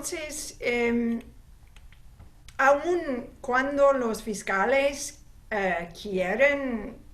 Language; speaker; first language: Spanish; non-native, fluent; English